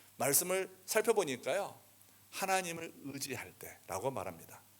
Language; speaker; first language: Korean; native; Korean